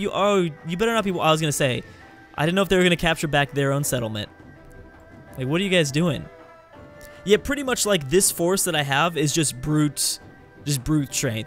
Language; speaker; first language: English; native; English